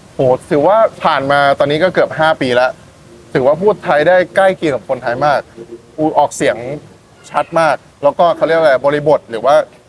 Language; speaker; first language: Thai; native; Thai